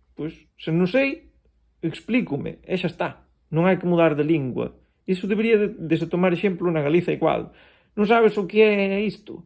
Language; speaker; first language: Galician; non-native, local second language; Spanish